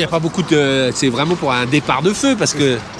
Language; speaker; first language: French; native; French